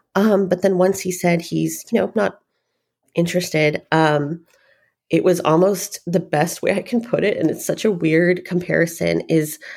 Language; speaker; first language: English; native; English